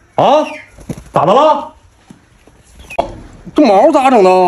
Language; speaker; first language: Chinese; native; Chinese